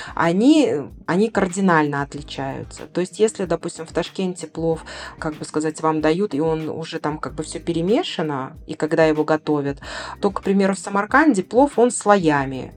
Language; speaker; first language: Russian; native; Russian